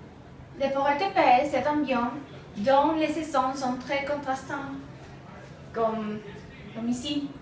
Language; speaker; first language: French; non-native, learner; Spanish